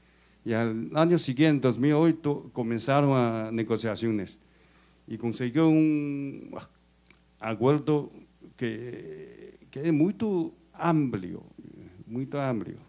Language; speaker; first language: Spanish; non-native, fluent; Chinese